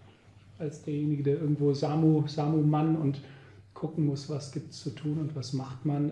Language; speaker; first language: German; native; German